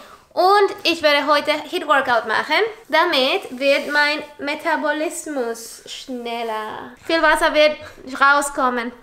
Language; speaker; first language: German; non-native, learner; Spanish